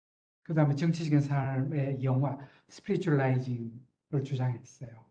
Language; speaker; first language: Korean; native; Korean